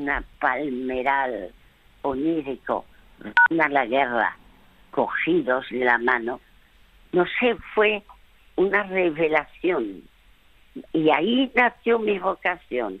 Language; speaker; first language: Spanish; early bilingual, other home language; French